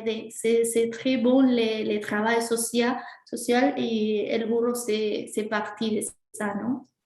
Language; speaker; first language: French; non-native, fluent; Spanish